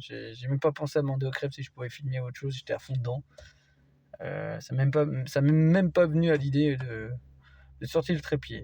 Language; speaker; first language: French; native; French